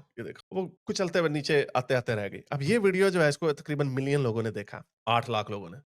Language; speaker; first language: Urdu; native; Urdu